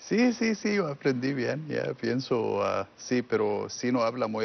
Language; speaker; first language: Spanish; non-native, learner; Arabic